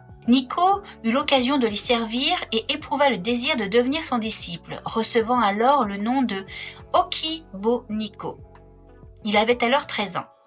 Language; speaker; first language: French; native; French